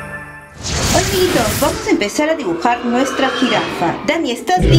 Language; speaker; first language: Spanish; native; Spanish